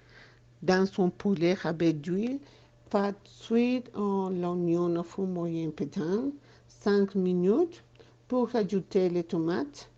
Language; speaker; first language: French; non-native, learner; Spanish